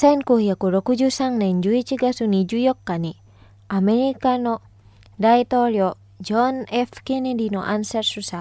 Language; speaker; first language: Japanese; non-native, fluent; Indonesian